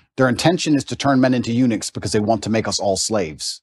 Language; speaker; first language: English; native; English